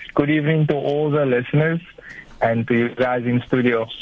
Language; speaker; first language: English; native; English